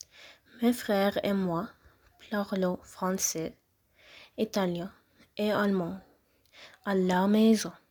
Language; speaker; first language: French; non-native, learner; Arabic